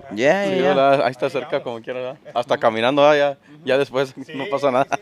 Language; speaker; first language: Spanish; native; Spanish